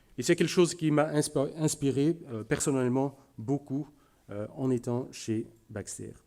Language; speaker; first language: French; non-native, local second language; Dutch